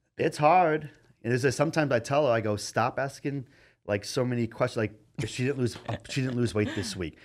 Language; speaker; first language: English; native; English